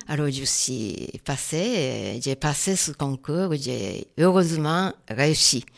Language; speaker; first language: French; non-native, fluent; Japanese